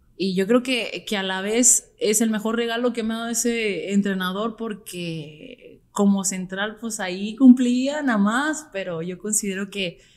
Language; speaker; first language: Spanish; native; Spanish